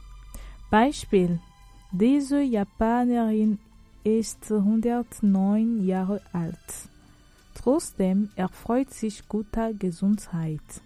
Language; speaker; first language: German; non-native, fluent; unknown